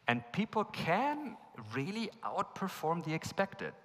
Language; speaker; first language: English; non-native, fluent; German